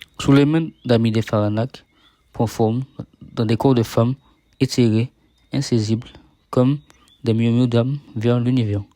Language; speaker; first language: French; native; French